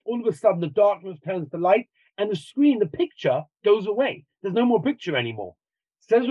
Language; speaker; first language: English; native; English